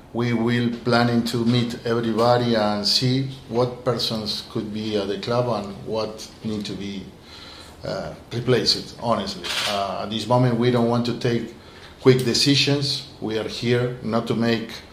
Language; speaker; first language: English; non-native, fluent; Spanish